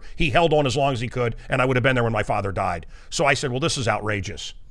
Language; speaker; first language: English; native; English